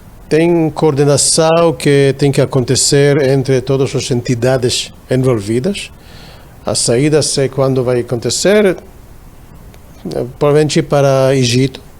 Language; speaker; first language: Portuguese; non-native, fluent; Hebrew